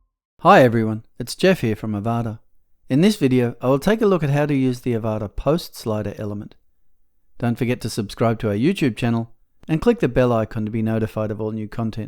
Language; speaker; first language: English; native; English